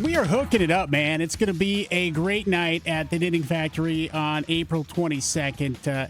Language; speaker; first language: English; native; English